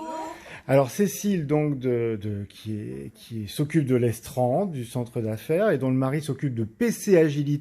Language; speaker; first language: French; native; French